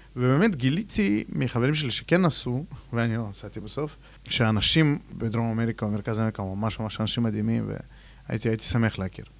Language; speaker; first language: Hebrew; non-native, fluent; Russian